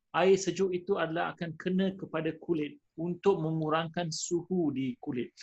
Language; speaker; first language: Malay; non-native, local second language; Tamil